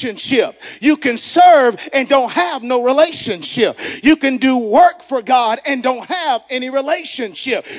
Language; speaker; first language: English; native; English